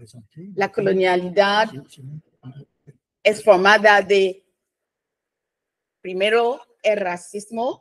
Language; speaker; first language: Spanish; non-native, fluent; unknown